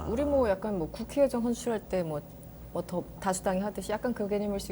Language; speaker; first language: Korean; native; Korean